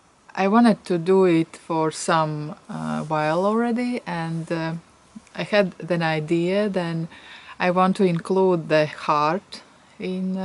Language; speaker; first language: English; non-native, fluent; Latvian